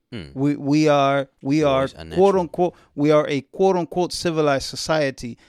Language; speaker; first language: English; early bilingual, other home language; Spanish